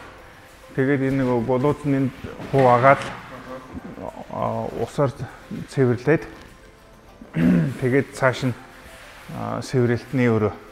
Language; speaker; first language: Mongolian; non-native, fluent; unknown